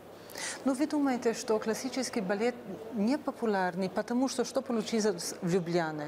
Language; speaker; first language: Russian; non-native, fluent; Slovenian